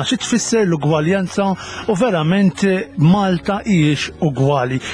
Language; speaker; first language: Maltese; native; Maltese